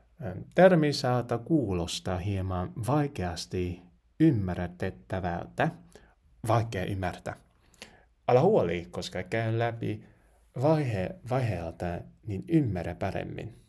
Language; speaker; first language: Finnish; non-native, learner; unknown